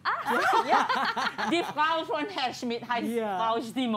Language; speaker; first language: German; non-native, learner; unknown